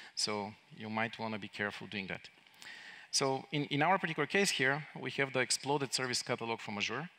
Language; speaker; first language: English; non-native, fluent; Bulgarian